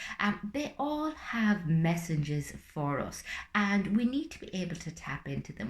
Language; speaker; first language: English; native; English